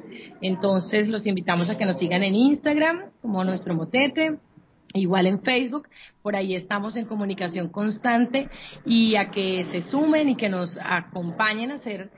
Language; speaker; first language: Spanish; native; Spanish